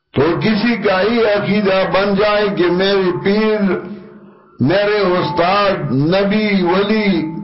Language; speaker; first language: Urdu; non-native, local second language; Pashto